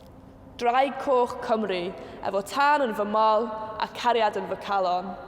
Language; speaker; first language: Welsh; non-native, local second language; English